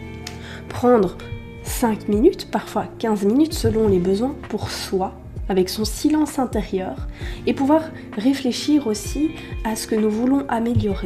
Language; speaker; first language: French; native; French